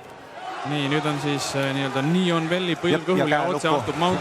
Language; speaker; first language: Estonian; native; Estonian